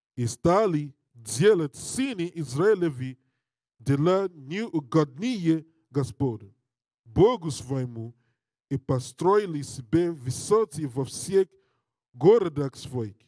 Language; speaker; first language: Russian; non-native, learner; English